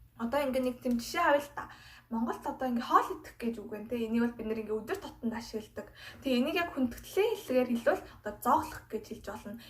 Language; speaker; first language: Mongolian; non-native, fluent; Korean